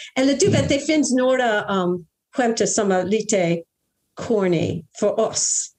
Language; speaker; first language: Swedish; non-native, fluent; English